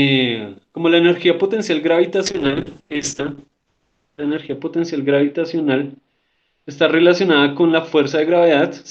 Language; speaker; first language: Spanish; native; Spanish